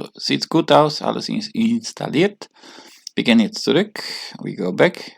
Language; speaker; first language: German; non-native, learner; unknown